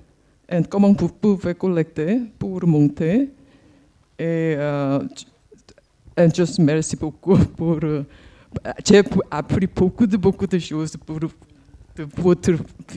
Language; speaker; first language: French; non-native, learner; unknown